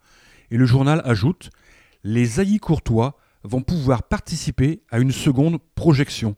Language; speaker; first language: French; native; French